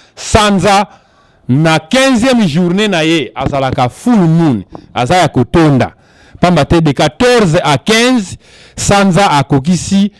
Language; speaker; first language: Lingala; non-native, local second language; Kongo